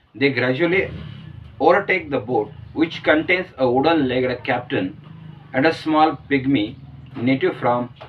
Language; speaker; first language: English; non-native, local second language; Marathi